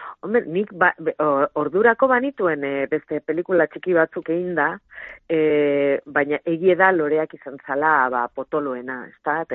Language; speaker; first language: Basque; non-native, local second language; Spanish